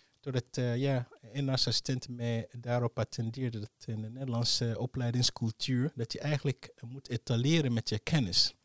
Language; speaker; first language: Dutch; non-native, fluent; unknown